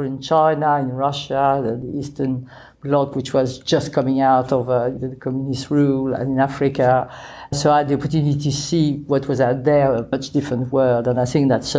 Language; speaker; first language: English; non-native, fluent; French